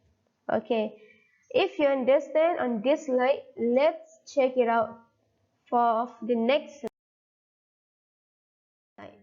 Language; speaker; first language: English; non-native, fluent; Thai